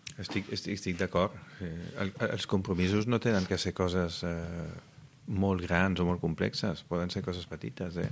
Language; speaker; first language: Catalan; non-native, fluent; Italian